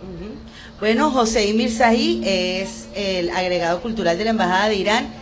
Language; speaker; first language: Spanish; native; Spanish